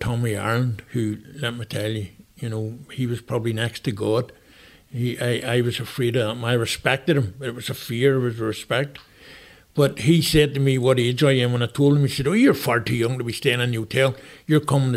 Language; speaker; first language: English; native; English